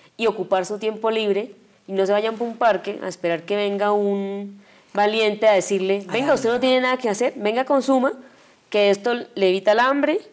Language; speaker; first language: Spanish; native; Spanish